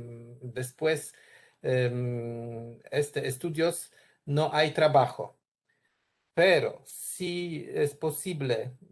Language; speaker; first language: Spanish; non-native, learner; Polish